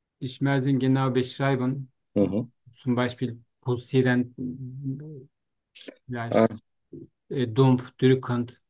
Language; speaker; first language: German; non-native, learner; Turkish